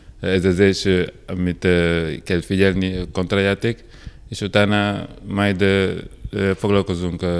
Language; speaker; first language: Hungarian; non-native, learner; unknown